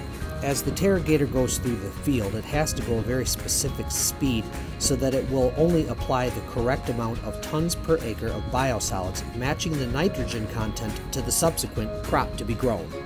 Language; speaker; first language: English; native; English